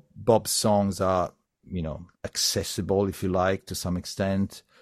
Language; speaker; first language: English; non-native, fluent; Italian